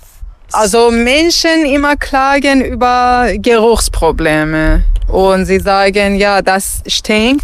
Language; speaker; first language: German; non-native, learner; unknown